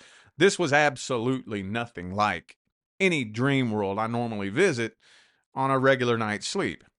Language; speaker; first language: English; native; English